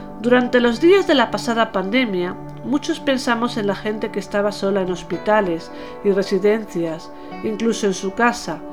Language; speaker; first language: Spanish; native; Spanish